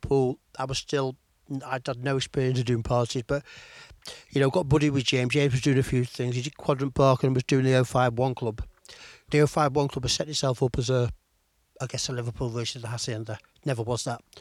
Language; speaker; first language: English; native; English